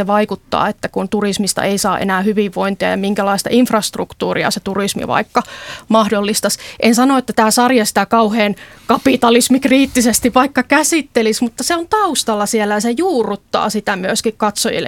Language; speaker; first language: Finnish; native; Finnish